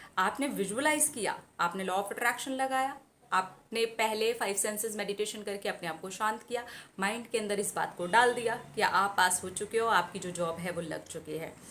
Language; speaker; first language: Hindi; native; Hindi